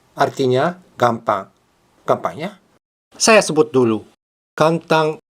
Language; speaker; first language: Indonesian; non-native, fluent; Japanese